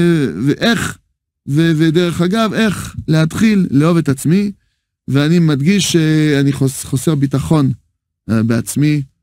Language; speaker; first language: Hebrew; non-native, fluent; French